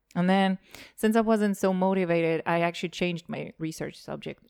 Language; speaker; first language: English; non-native, fluent; Estonian